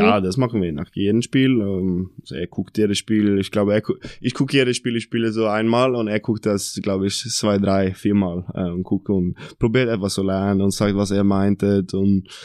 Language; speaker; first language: German; non-native, fluent; Norwegian